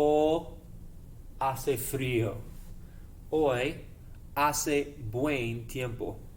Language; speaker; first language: Spanish; non-native, fluent; English